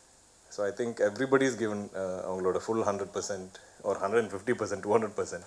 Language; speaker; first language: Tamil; non-native, fluent; Malayalam